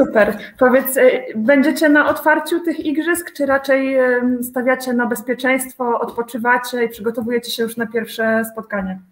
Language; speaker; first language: Polish; native; Polish